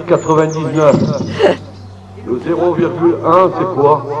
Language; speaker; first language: French; native; French